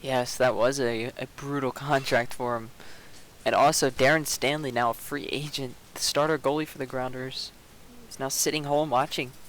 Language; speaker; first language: English; native; English